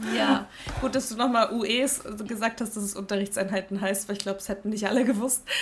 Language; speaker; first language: German; native; German